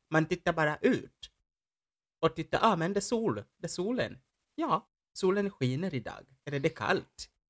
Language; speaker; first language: Swedish; non-native, fluent; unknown